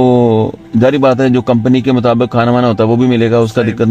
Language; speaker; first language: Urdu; non-native, local second language; Punjabi